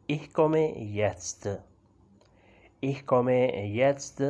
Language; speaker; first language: German; non-native, learner; Urdu